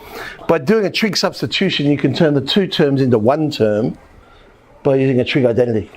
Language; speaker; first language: English; native; English